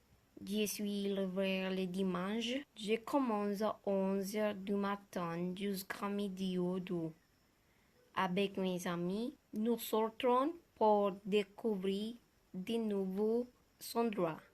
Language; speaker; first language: French; non-native, learner; Spanish